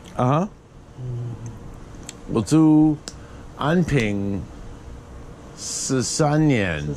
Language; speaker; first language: Chinese; non-native, fluent; English